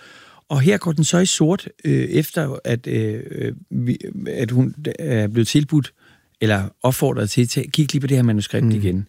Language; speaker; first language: Danish; native; Danish